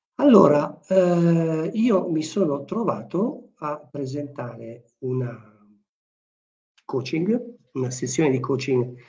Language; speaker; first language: Italian; native; Italian